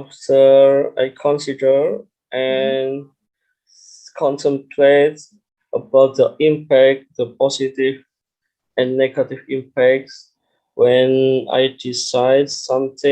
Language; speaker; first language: English; non-native, learner; Indonesian